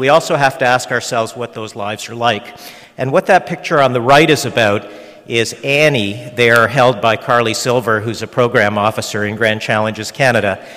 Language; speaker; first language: English; early bilingual, other home language; Hungarian